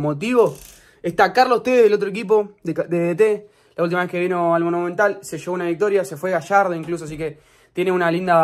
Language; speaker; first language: Spanish; native; Spanish